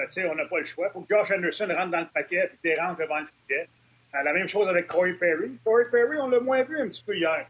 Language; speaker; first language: French; native; French